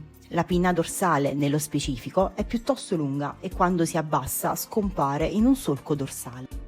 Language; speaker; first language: Italian; native; Italian